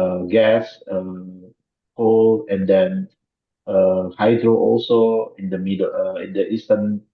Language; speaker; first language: English; non-native, fluent; Indonesian